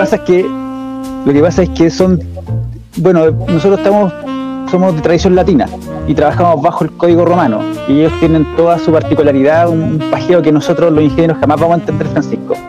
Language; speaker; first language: Spanish; native; Spanish